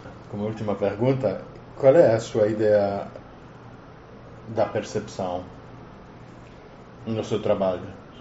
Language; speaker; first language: Portuguese; non-native, learner; Italian